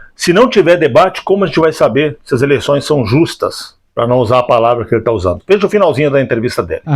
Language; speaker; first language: Portuguese; native; Portuguese